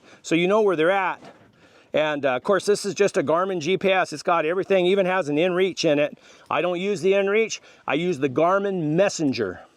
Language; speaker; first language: English; native; English